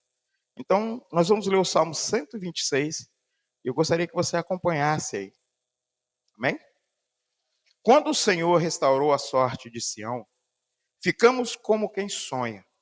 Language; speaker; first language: Portuguese; native; Portuguese